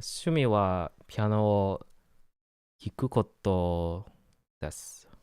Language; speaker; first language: Japanese; non-native, learner; English